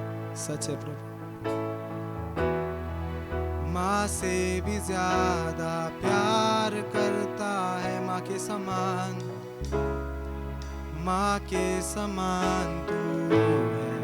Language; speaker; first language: Hindi; non-native, local second language; Marathi